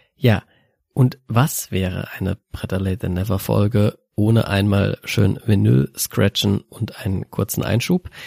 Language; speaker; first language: German; native; German